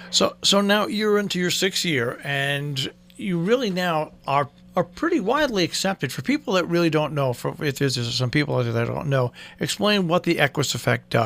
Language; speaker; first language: English; native; English